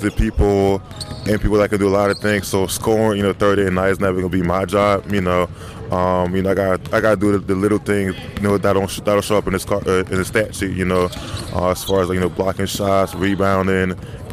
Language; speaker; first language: English; non-native, fluent; French